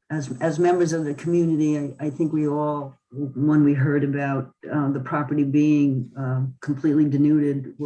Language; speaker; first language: English; native; English